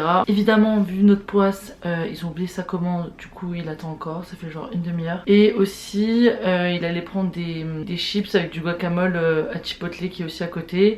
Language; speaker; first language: French; native; French